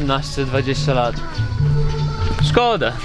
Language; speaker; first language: Polish; non-native, learner; Russian